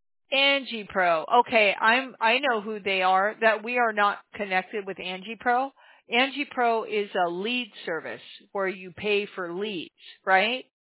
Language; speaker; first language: English; native; English